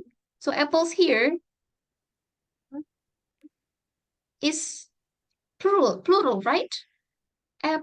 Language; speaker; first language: English; non-native, fluent; Indonesian